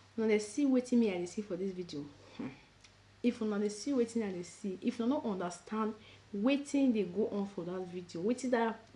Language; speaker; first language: Nigerian Pidgin; native; Nigerian Pidgin